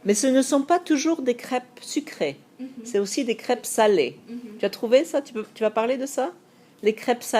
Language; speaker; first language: French; non-native, fluent; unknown